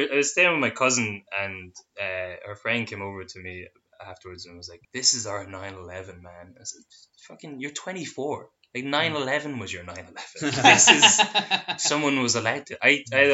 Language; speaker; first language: English; native; English